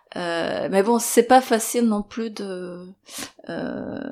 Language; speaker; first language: French; non-native, fluent; Serbian